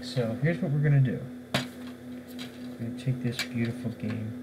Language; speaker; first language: English; native; English